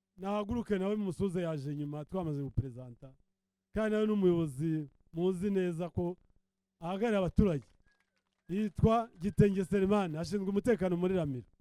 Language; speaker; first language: Kinyarwanda; native; Kinyarwanda